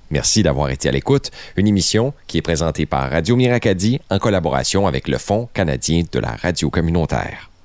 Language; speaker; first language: French; native; French